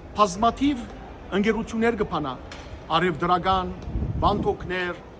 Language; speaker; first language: Armenian; native; Armenian